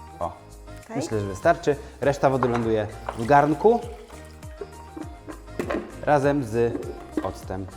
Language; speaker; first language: Polish; native; Polish